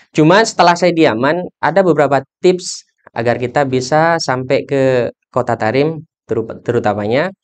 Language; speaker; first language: Indonesian; non-native, local second language; Madurese